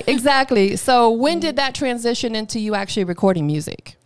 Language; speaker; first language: English; native; English